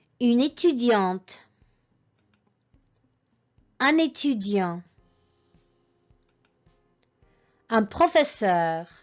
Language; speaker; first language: French; non-native, fluent; English